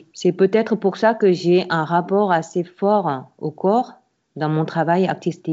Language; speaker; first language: French; non-native, fluent; Korean